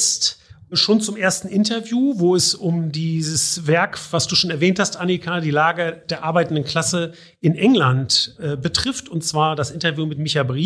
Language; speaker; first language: German; native; German